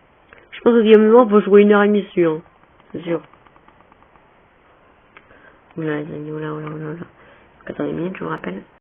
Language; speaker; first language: French; native; French